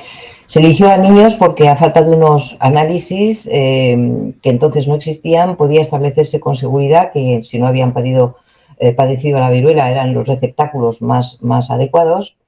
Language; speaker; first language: Spanish; native; Spanish